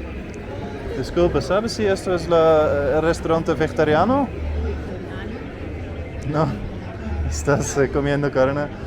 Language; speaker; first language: Spanish; non-native, learner; Dutch